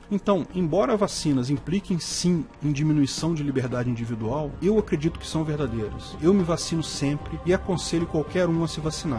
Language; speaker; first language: Portuguese; native; Portuguese